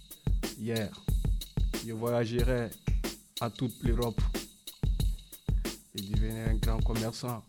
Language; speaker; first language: French; non-native, learner; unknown